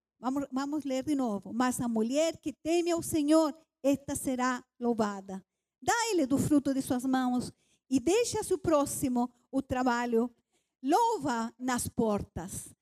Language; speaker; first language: Portuguese; non-native, fluent; Spanish